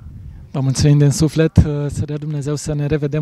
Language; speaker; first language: Romanian; native; Romanian